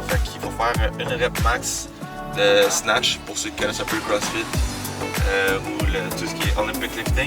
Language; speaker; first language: French; native; French